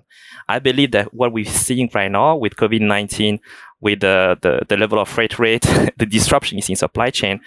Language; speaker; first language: English; non-native, fluent; French